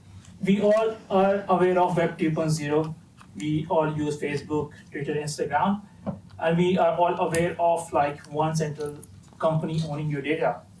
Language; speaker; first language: English; non-native, fluent; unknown